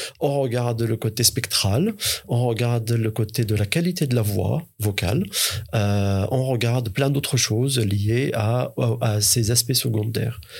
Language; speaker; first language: French; non-native, fluent; Arabic